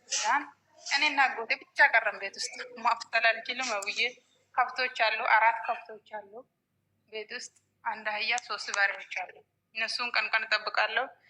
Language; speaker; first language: Amharic; non-native, local second language; Oromo